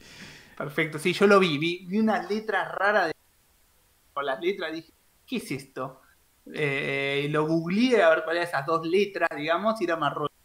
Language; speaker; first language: Spanish; native; Spanish